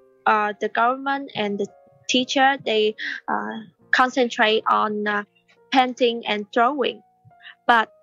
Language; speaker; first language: English; non-native, learner; Vietnamese